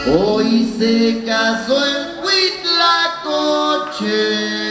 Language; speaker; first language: Spanish; native; Spanish